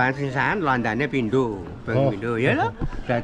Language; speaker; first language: Indonesian; native; Indonesian